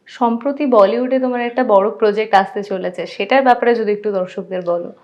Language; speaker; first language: Bangla; native; Bangla